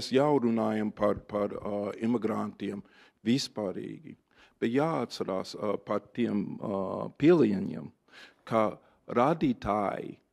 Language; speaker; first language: Latvian; non-native, fluent; English